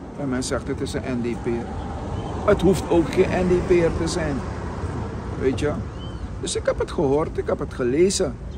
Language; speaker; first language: Dutch; native; Dutch